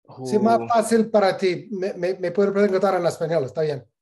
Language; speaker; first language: Spanish; non-native, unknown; English